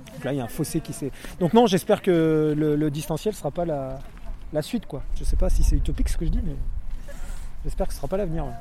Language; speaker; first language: French; native; French